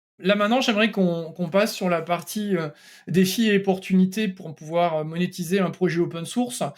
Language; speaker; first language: French; native; French